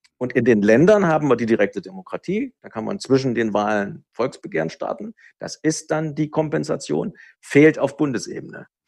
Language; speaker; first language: German; native; German